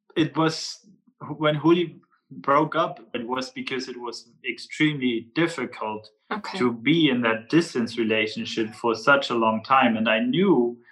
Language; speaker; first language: English; non-native, fluent; German